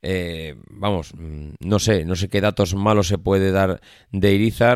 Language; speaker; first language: Spanish; native; Spanish